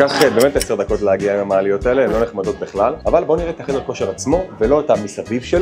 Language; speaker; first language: Hebrew; native; Hebrew